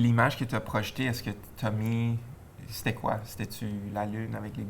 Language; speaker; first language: French; native; French